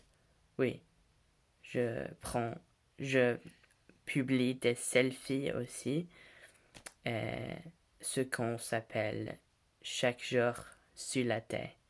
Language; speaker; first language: French; non-native, learner; English